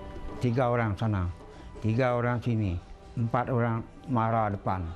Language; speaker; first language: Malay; non-native, local second language; Iban